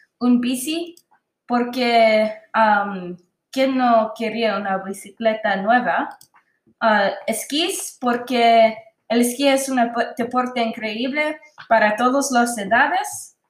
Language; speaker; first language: Spanish; non-native, learner; English